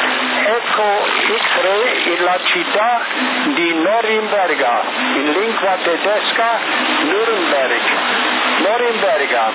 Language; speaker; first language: Italian; non-native, learner; German